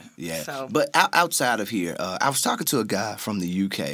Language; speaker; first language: English; native; English